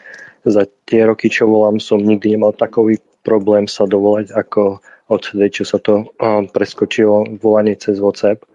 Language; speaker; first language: Slovak; native; Slovak